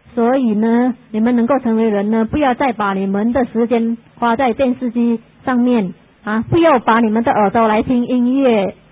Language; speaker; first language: Chinese; native; Chinese